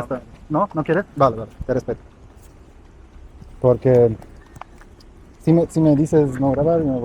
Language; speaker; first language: Spanish; non-native, learner; Slovak